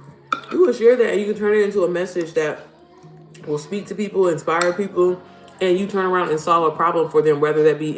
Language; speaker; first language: English; native; English